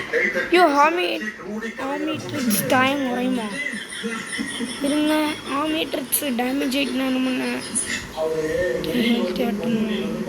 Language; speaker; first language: Tamil; native; Tamil